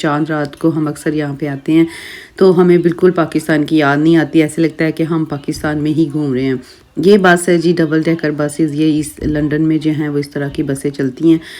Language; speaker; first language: Urdu; native; Urdu